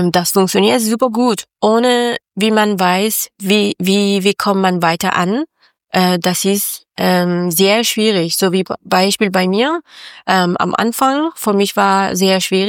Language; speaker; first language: German; non-native, learner; Persian